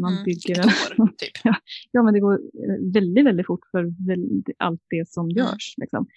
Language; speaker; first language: Swedish; native; Swedish